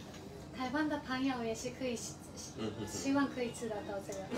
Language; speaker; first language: Chinese; non-native, fluent; Japanese